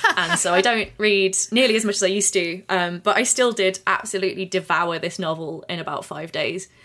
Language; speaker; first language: English; native; English